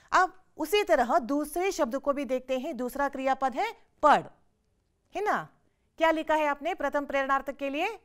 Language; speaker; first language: Hindi; non-native, local second language; Kannada